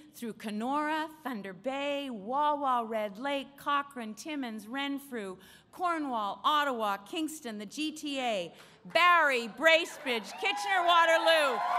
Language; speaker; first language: English; native; English